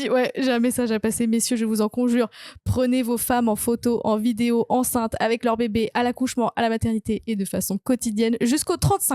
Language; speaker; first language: French; native; French